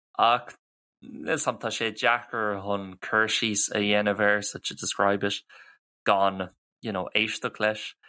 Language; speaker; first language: Irish; non-native, local second language; English